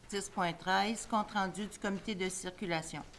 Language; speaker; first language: French; native; French